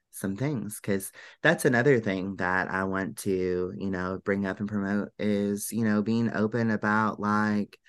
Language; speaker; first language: English; native; English